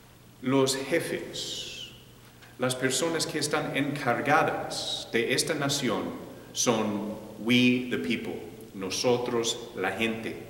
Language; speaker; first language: Spanish; non-native, fluent; English